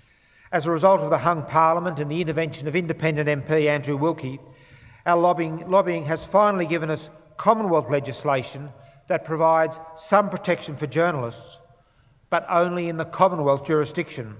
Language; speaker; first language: English; native; English